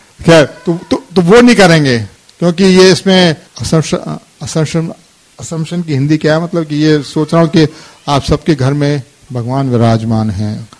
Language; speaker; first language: Hindi; native; Hindi